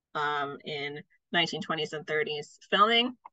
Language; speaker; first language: English; native; English